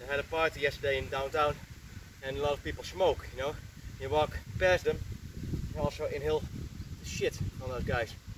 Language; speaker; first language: English; non-native, fluent; Dutch